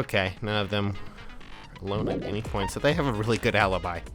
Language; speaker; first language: English; native; English